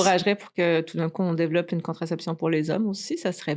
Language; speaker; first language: French; native; French